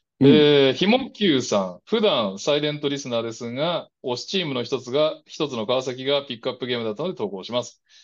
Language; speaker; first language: Japanese; native; Japanese